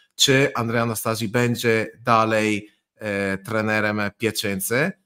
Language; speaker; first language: Polish; non-native, fluent; Italian